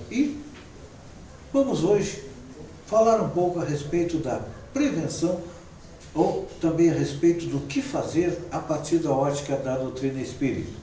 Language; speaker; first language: Portuguese; native; Portuguese